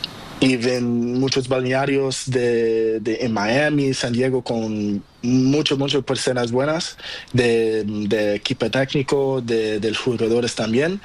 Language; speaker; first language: Spanish; non-native, learner; Portuguese